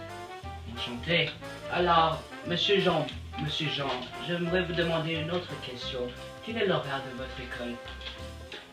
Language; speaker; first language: French; non-native, learner; English